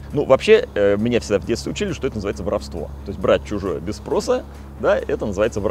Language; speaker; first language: Russian; native; Russian